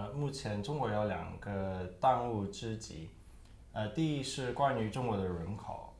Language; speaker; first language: Chinese; early bilingual, heritage; Chinese